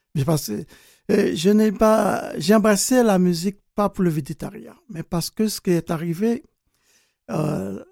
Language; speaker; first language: French; non-native, local second language; Haitian Creole